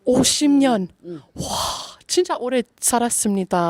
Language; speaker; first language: Korean; non-native, learner; English